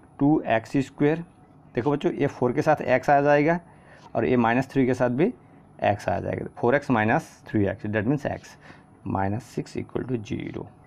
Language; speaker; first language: Hindi; non-native, local second language; Assamese